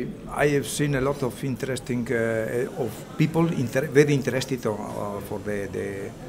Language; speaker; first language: English; non-native, learner; Italian